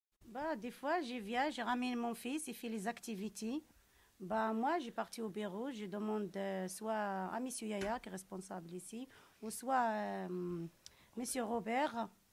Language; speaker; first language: French; non-native, local second language; Arabic